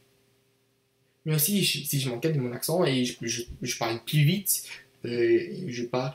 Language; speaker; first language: French; non-native, learner; English